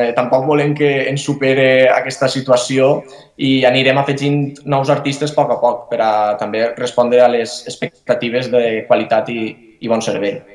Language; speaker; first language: Catalan; native; Catalan